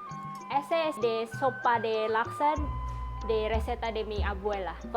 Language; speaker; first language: Spanish; non-native, learner; Indonesian